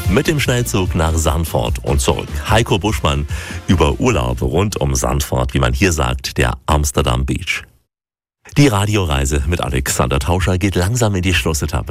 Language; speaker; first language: German; native; German